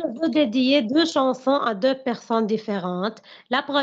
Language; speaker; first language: French; non-native, learner; Arabic